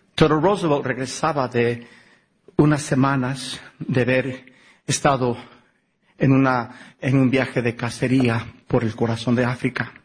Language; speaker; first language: Spanish; early bilingual, heritage; Spanish